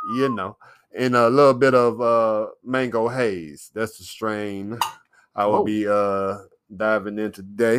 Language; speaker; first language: English; native; English